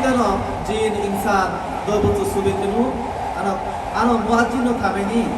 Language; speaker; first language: Japanese; non-native, learner; Bangla